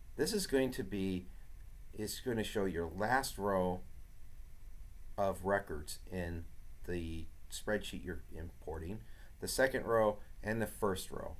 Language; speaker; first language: English; native; English